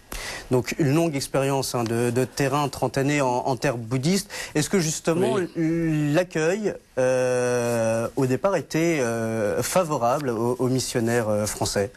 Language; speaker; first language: French; native; French